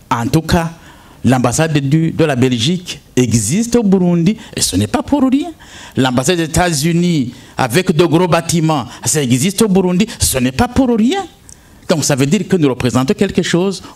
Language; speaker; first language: French; non-native, local second language; Rundi